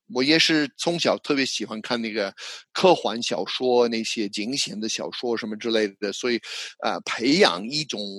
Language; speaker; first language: Chinese; non-native, fluent; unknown